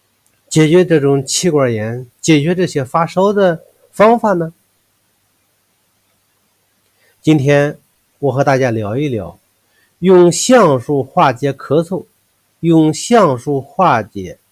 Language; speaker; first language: Chinese; native; Chinese